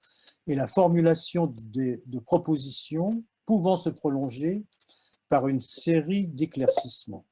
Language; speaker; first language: French; native; French